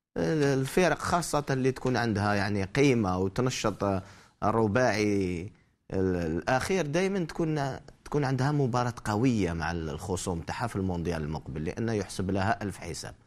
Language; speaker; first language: Arabic; native; Arabic